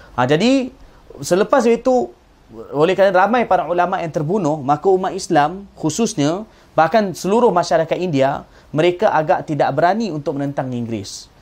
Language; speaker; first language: Malay; native; Malay